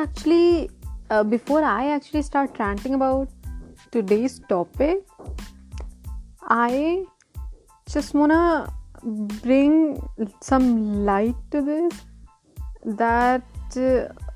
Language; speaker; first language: English; non-native, local second language; Hindi